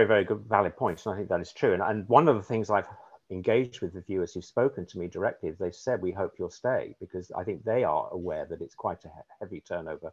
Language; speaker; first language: English; native; English